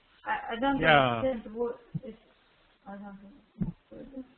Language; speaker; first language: English; non-native, learner; Russian